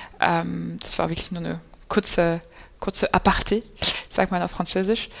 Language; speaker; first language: German; non-native, fluent; French